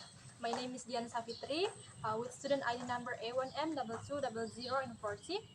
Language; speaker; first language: English; non-native, learner; Indonesian